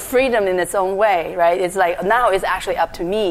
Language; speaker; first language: English; non-native, fluent; Chinese